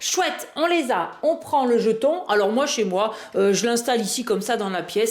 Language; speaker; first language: French; native; French